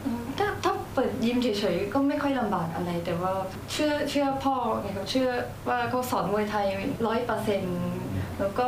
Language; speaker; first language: Thai; early bilingual, heritage; Japanese